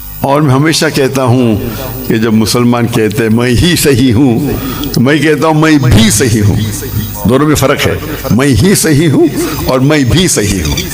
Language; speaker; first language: Urdu; non-native, local second language; Konkani